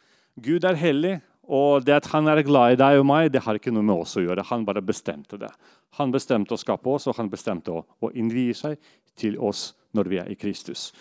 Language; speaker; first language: Norwegian; non-native, fluent; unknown